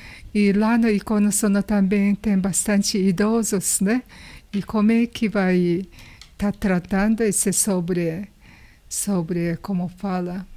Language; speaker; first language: Portuguese; non-native, learner; Japanese